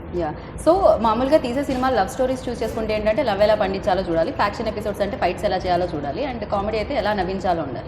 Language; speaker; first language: Telugu; native; Telugu